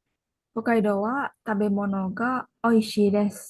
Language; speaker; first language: Japanese; non-native, learner; Indonesian